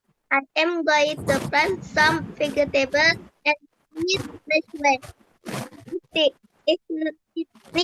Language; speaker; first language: English; non-native, learner; Indonesian